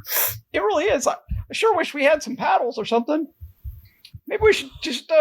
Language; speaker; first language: English; native; English